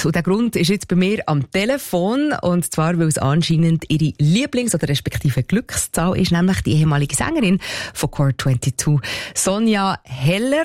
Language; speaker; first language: German; native; German